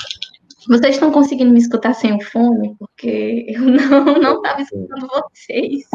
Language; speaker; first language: Portuguese; native; Portuguese